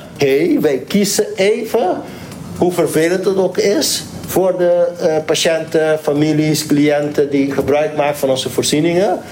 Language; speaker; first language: Dutch; non-native, local second language; Papiamento